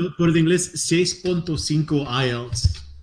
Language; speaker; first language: Spanish; non-native, fluent; Portuguese